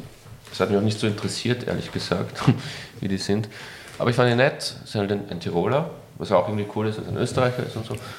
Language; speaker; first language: German; native; German